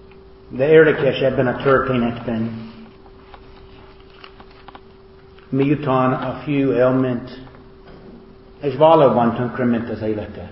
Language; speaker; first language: Hungarian; non-native, fluent; English